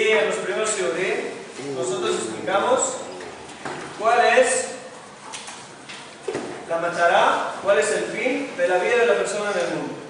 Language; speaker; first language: Spanish; non-native, fluent; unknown